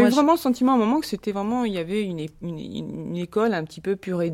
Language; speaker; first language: French; native; French